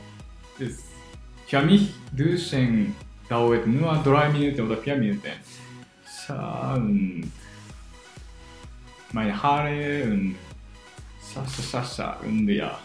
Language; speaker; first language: German; non-native, learner; Japanese